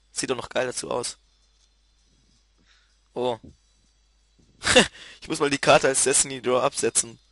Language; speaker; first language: German; native; German